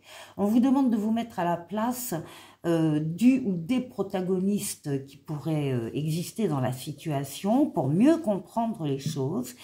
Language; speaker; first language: French; native; French